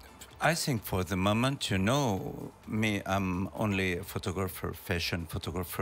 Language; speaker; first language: English; non-native, learner; French